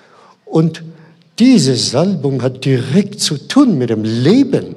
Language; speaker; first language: German; non-native, fluent; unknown